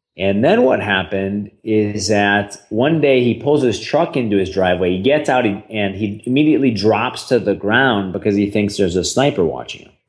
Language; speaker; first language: English; native; English